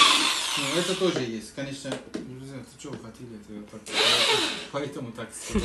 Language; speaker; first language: Russian; non-native, learner; Turkish